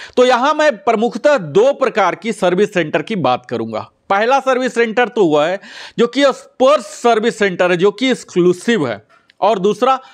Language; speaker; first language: Hindi; native; Hindi